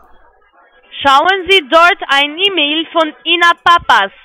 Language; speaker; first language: German; non-native, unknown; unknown